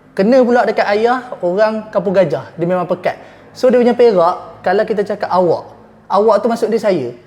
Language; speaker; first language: Malay; native; Malay